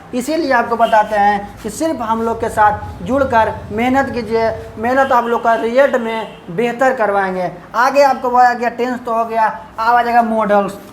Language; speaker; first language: Hindi; native; Hindi